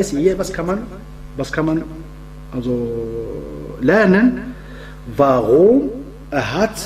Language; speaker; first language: German; non-native, fluent; Arabic